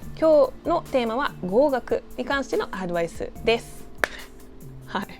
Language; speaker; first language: Japanese; non-native, fluent; English